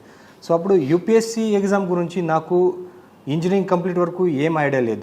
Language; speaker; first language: Telugu; non-native, fluent; Marathi